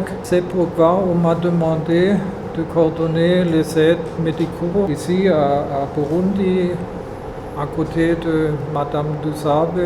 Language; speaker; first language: French; non-native, learner; German